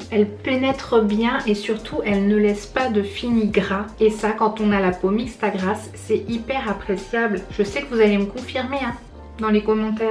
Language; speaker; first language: French; native; French